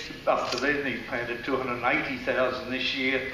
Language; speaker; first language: English; native; English